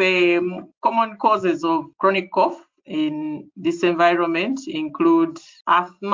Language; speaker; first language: English; non-native, local second language; Ganda